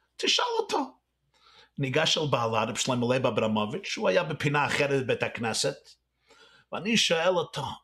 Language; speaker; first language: Hebrew; early bilingual, heritage; Hebrew